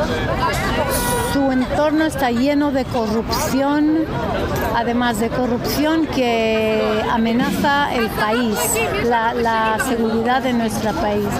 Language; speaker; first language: Spanish; non-native, fluent; Hebrew